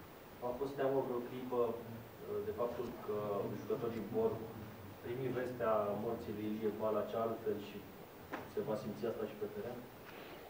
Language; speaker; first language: Romanian; native; Romanian